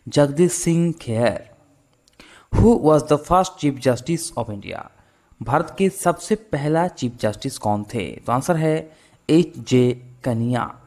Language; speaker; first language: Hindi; non-native, local second language; Bangla